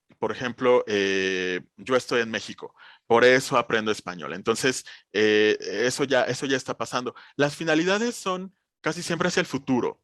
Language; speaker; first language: Spanish; native; Spanish